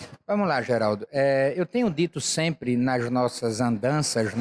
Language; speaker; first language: Portuguese; native; Portuguese